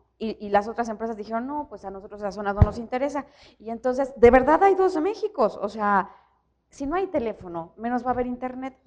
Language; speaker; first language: Spanish; native; Spanish